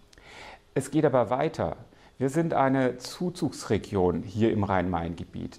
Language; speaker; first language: German; native; German